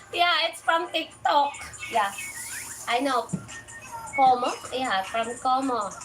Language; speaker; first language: English; non-native, learner; Filipino